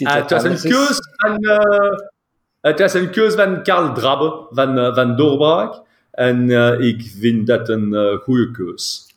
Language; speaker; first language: Dutch; non-native, local second language; French